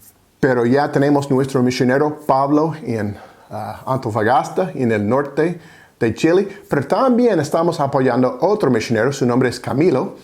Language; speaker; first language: Spanish; non-native, fluent; English